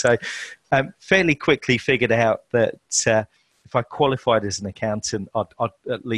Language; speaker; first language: English; native; English